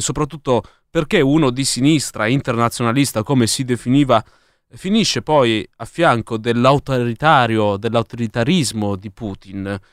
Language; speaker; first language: Italian; native; Italian